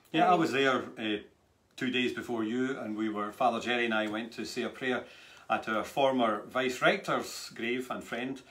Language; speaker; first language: English; native; English